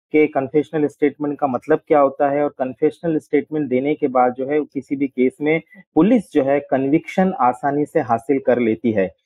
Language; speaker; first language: Hindi; non-native, local second language; Urdu